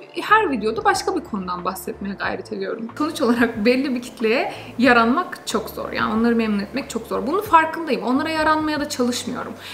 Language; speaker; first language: Turkish; early bilingual, heritage; Turkish